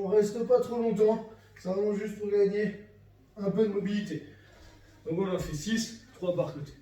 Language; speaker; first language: French; native; French